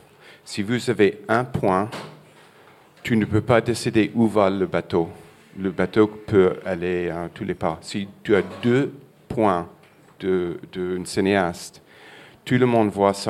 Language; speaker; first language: French; non-native, fluent; English